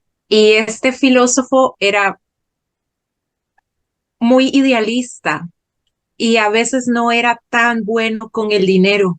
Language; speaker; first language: Spanish; non-native, fluent; Portuguese